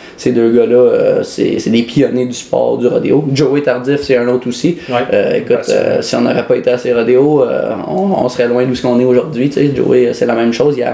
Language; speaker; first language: French; native; French